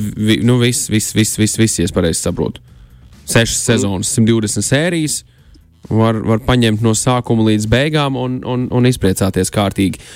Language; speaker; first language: Latvian; native; Latvian